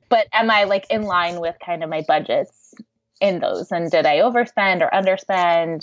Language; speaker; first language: English; native; English